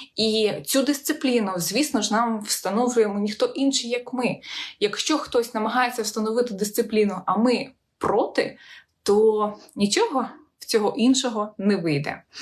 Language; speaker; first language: Ukrainian; non-native, local second language; Russian